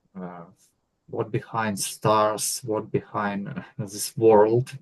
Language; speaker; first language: English; non-native, learner; Ukrainian